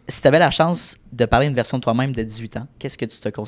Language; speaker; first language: French; native; French